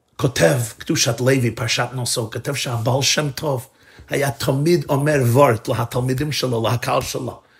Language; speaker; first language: Hebrew; non-native, fluent; English